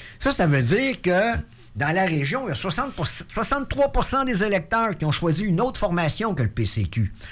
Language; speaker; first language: French; native; French